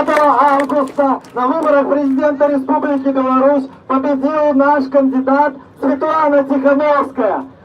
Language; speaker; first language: Russian; native; Russian